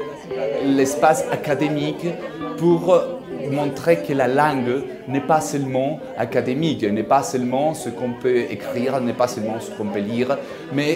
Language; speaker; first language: French; non-native, fluent; Spanish